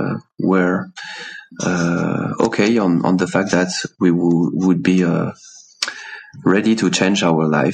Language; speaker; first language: English; non-native, fluent; French